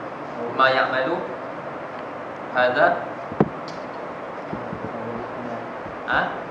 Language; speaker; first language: Arabic; non-native, fluent; Malay